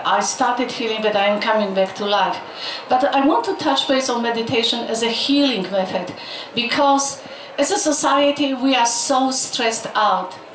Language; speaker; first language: English; non-native, fluent; Polish